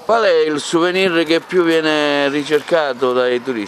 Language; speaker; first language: Italian; native; Italian